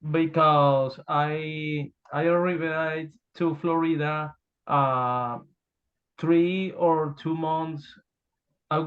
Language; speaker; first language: English; non-native, learner; Spanish